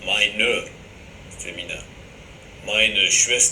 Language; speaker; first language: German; non-native, learner; French